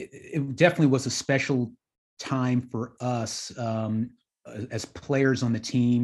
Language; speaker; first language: English; native; English